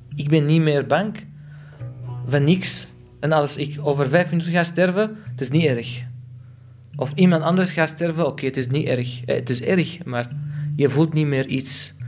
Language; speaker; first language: Dutch; non-native, learner; Arabic